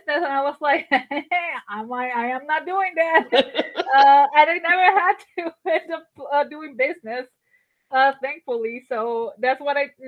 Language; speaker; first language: English; non-native, fluent; Spanish